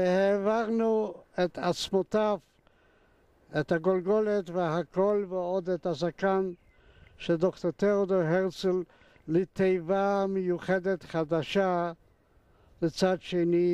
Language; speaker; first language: Hebrew; non-native, fluent; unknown